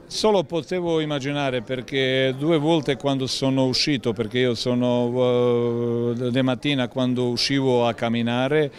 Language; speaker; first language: Italian; non-native, learner; Croatian